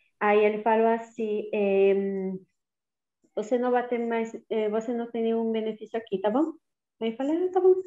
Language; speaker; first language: Portuguese; non-native, learner; Spanish